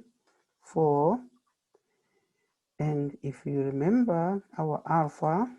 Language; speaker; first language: English; non-native, fluent; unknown